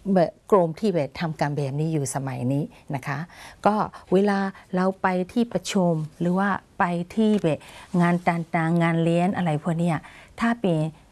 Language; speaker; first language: Thai; non-native, fluent; Burmese